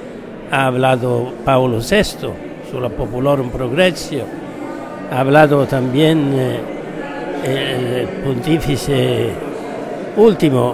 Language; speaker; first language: Spanish; non-native, fluent; Italian